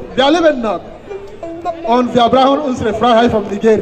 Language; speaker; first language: German; non-native, fluent; Igbo